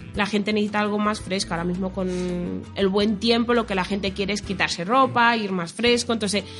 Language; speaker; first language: Spanish; native; Spanish